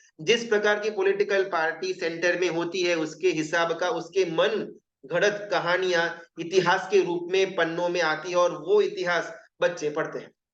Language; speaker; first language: Hindi; non-native, local second language; Gujarati